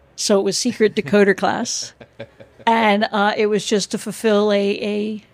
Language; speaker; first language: English; native; English